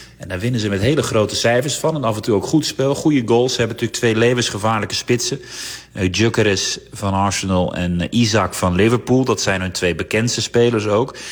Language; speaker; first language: Dutch; early bilingual, other home language; Turkish